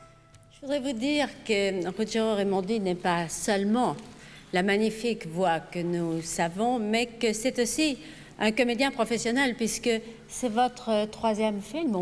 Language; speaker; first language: French; native; French